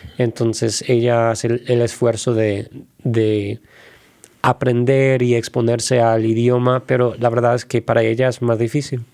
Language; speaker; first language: Spanish; non-native, fluent; English